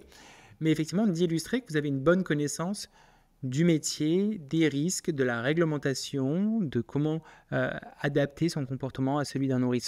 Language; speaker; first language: French; native; French